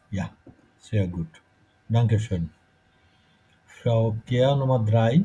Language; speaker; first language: German; non-native, fluent; Bangla